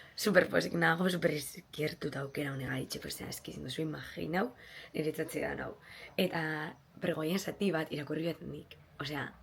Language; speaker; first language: Basque; native; Basque